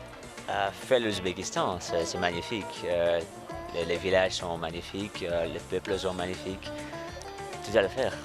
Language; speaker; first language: French; non-native, learner; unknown